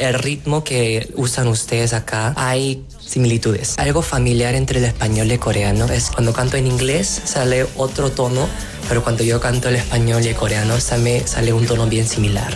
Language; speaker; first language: Spanish; non-native, fluent; Korean